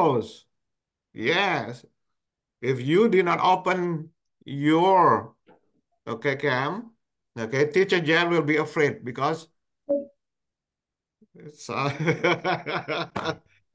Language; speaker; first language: English; non-native, local second language; Indonesian